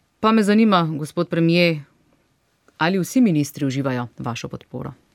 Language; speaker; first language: Slovenian; native; Slovenian